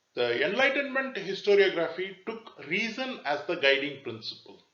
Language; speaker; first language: English; non-native, local second language; Tamil